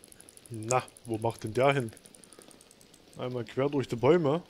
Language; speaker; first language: German; native; German